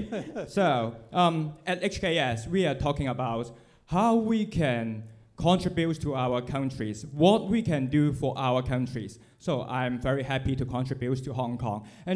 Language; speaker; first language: English; non-native, local second language; Cantonese